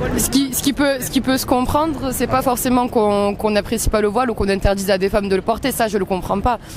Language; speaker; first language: French; native; French